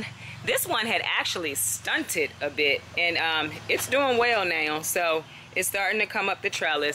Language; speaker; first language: English; native; English